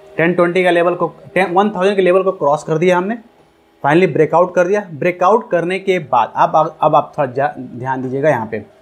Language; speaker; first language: Hindi; native; Hindi